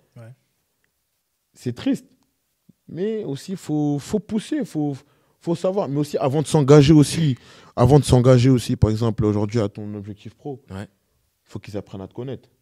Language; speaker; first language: French; native; French